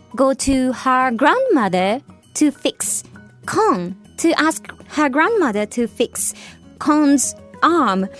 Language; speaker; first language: English; non-native, fluent; Japanese